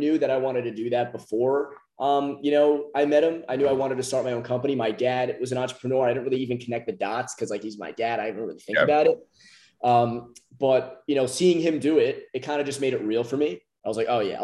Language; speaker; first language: English; native; English